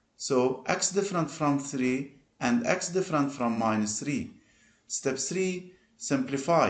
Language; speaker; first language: English; non-native, local second language; Arabic